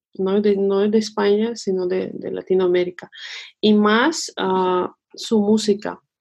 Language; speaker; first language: Spanish; non-native, fluent; Russian